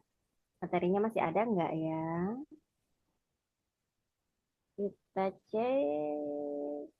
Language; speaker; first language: Indonesian; native; Indonesian